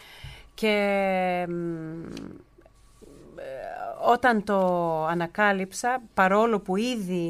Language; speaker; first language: Greek; early bilingual, heritage; Greek